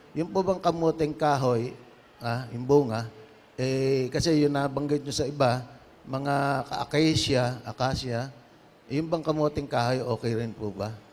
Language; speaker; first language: Filipino; native; Filipino